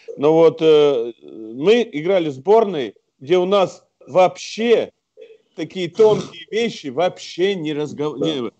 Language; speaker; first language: Russian; non-native, local second language; Latvian